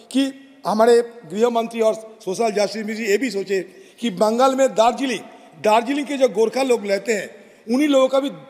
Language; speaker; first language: Hindi; native; Hindi